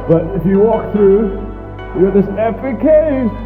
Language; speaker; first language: English; native; English